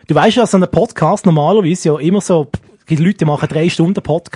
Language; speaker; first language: German; native; German